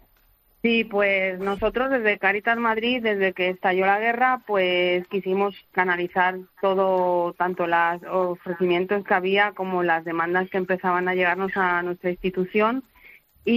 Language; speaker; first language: Spanish; native; Spanish